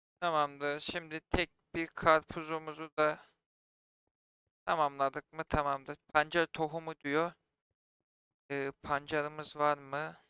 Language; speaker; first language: Turkish; native; Turkish